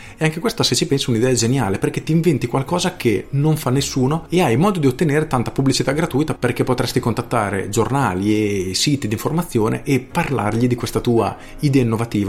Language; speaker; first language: Italian; native; Italian